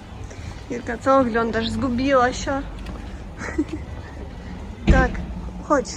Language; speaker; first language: Polish; non-native, learner; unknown